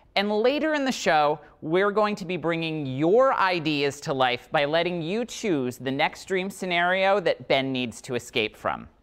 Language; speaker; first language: English; native; English